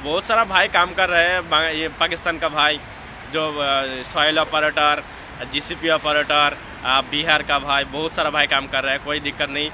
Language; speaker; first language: Hindi; non-native, local second language; Bangla